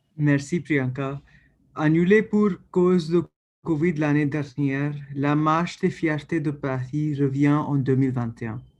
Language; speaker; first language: French; non-native, learner; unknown